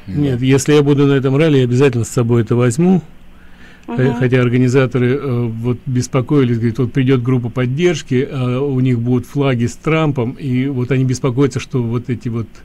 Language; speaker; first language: Russian; native; Russian